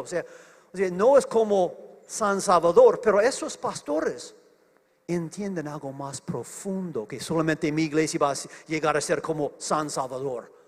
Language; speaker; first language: Spanish; non-native, fluent; English